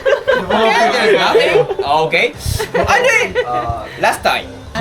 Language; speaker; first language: English; non-native, learner; Japanese